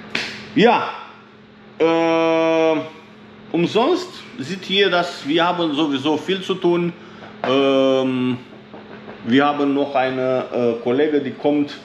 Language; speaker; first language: German; non-native, fluent; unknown